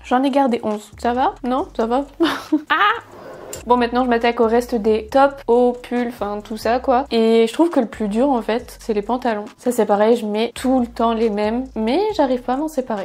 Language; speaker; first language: French; native; French